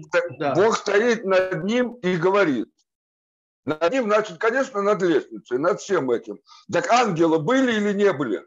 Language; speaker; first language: Russian; native; Russian